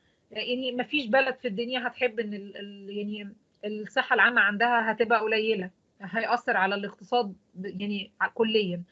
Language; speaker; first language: Arabic; native; Arabic